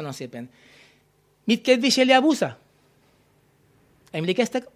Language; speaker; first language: Hungarian; non-native, learner; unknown